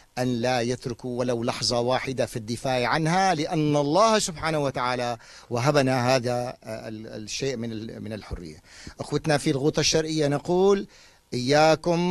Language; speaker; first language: Arabic; native; Arabic